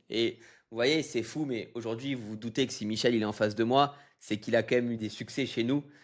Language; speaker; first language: French; native; French